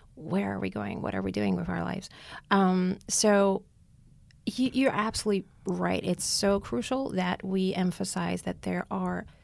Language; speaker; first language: English; non-native, fluent; Armenian